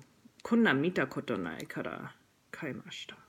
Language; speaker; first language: Japanese; non-native, learner; English